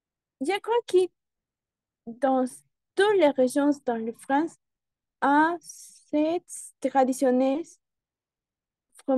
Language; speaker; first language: French; non-native, learner; Spanish